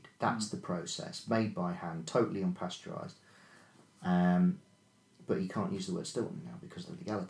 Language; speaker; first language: English; native; English